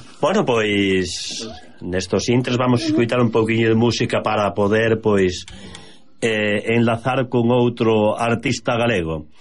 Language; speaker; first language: Galician; early bilingual, heritage; Galician